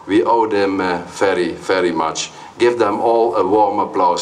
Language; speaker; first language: English; non-native, fluent; Dutch